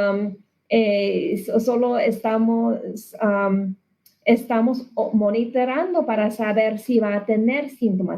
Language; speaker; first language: Spanish; non-native, learner; English